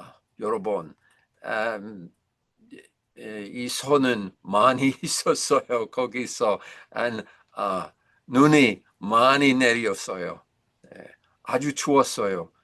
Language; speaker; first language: Korean; non-native, learner; English